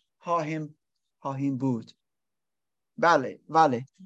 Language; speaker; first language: Persian; non-native, learner; English